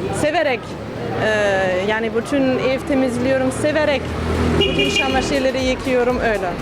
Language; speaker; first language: Turkish; non-native, fluent; German